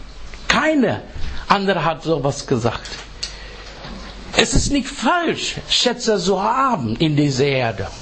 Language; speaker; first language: German; non-native, learner; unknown